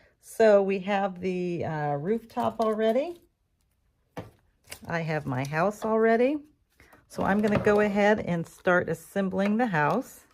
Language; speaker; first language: English; native; English